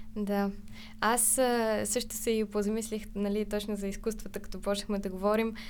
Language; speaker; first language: Bulgarian; native; Bulgarian